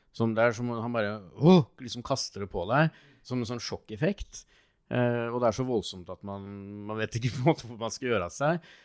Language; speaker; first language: Norwegian; native; Norwegian